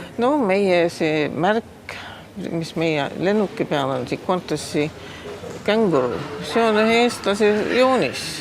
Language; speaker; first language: Estonian; early bilingual, heritage; Estonian